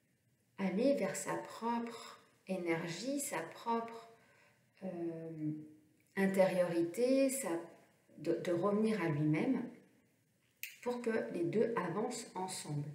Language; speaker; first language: French; native; French